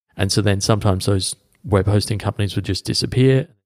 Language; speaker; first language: English; native; English